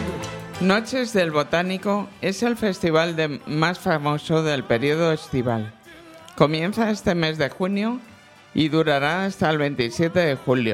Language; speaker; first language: Spanish; native; Spanish